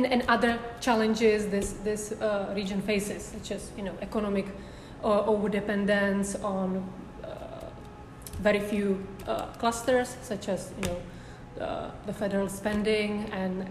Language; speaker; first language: English; non-native, fluent; Czech